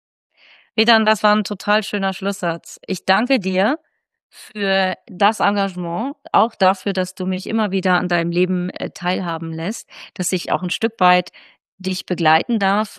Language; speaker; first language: German; native; German